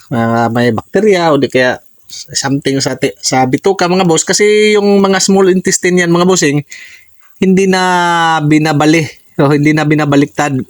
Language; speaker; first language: Filipino; non-native, local second language; Cebuano